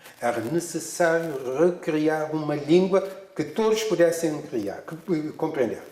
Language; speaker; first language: Portuguese; non-native, local second language; Kabuverdianu